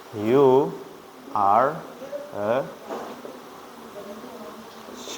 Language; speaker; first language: English; non-native, fluent; Indonesian